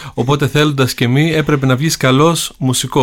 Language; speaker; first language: Greek; native; Greek